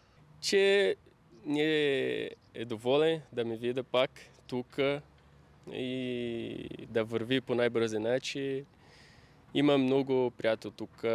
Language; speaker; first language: Bulgarian; non-native, learner; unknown